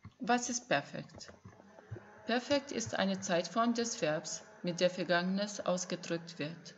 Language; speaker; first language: German; non-native, fluent; Albanian